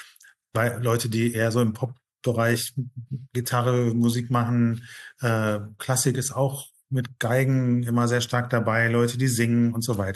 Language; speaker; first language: German; native; German